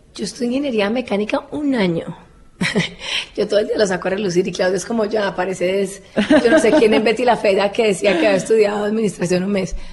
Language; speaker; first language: Spanish; native; Spanish